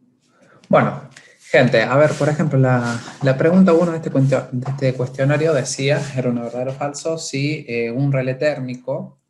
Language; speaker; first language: Spanish; native; Spanish